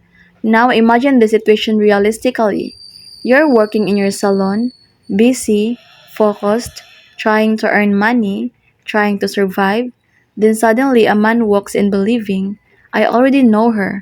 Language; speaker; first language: English; non-native, local second language; Filipino